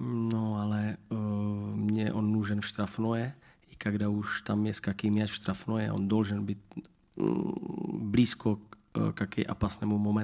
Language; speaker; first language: Russian; non-native, learner; Czech